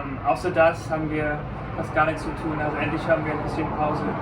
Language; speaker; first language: German; non-native, fluent; English